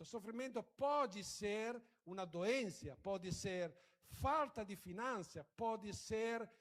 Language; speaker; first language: Portuguese; non-native, fluent; Italian